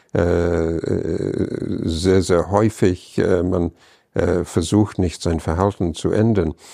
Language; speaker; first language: German; non-native, fluent; English